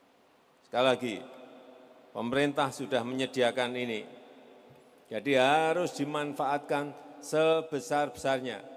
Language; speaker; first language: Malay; non-native, local second language; Javanese